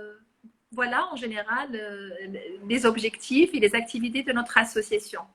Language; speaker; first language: French; non-native, local second language; Arabic